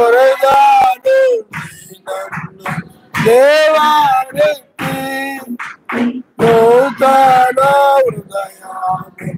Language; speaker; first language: Telugu; native; Telugu